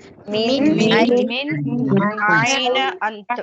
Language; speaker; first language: Arabic; non-native, learner; Tamil